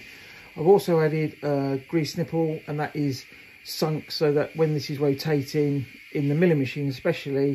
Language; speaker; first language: English; native; English